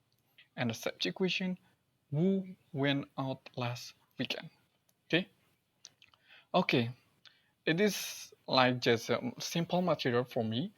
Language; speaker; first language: English; non-native, learner; Indonesian